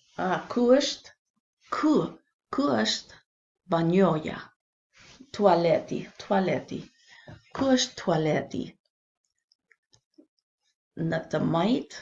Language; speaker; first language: Albanian; non-native, learner; English